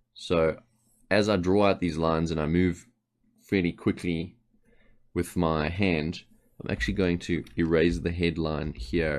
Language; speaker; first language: English; native; English